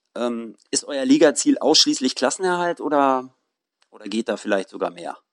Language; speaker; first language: German; native; German